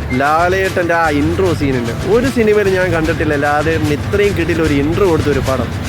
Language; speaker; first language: Malayalam; native; Malayalam